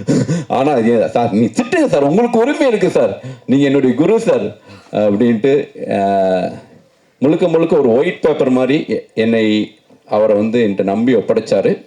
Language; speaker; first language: Tamil; native; Tamil